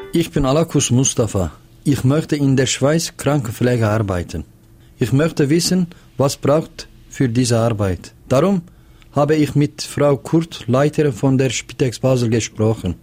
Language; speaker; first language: German; non-native, learner; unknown